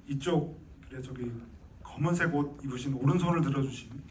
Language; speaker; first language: Korean; native; Korean